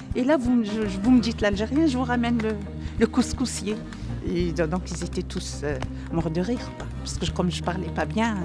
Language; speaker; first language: French; non-native, local second language; Arabic